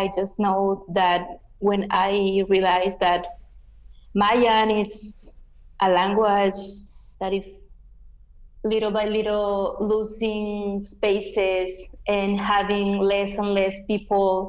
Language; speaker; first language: English; non-native, fluent; Yucateco